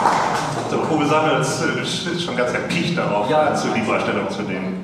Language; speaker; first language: German; native; German